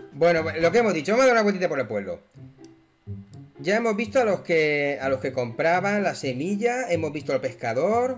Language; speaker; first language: Spanish; native; Spanish